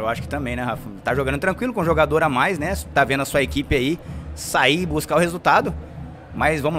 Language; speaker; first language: Portuguese; native; Portuguese